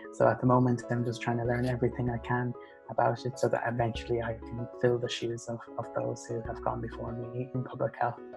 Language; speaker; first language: English; native; English